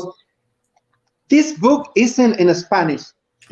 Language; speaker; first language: English; non-native, learner; Spanish